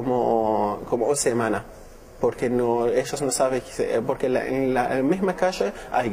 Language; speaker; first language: Spanish; non-native, learner; Arabic